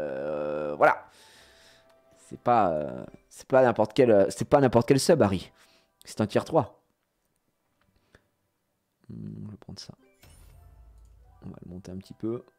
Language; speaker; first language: French; native; French